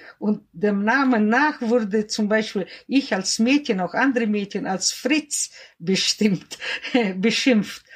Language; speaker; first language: German; early bilingual, heritage; German